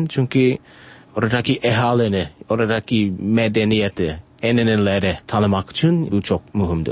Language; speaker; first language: Turkish; non-native, fluent; English